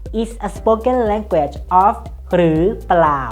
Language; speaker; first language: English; non-native, fluent; Thai